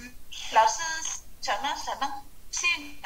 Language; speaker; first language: Chinese; non-native, learner; Vietnamese